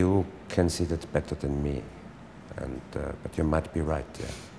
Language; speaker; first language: English; non-native, fluent; German